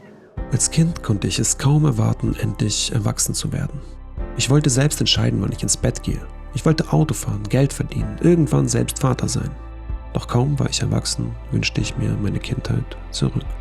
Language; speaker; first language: German; native; German